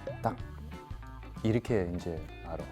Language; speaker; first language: Korean; early bilingual, heritage; English